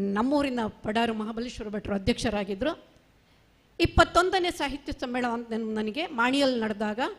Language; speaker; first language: Kannada; non-native, local second language; Marathi